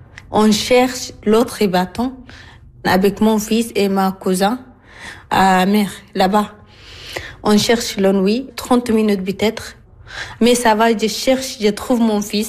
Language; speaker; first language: French; non-native, learner; Arabic